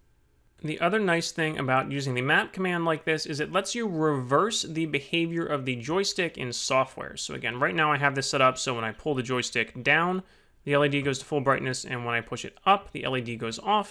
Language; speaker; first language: English; native; English